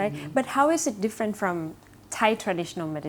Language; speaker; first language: English; non-native, fluent; Thai